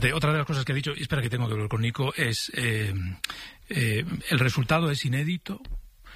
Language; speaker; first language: Spanish; native; Spanish